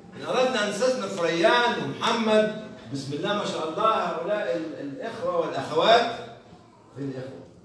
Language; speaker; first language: Arabic; native; Arabic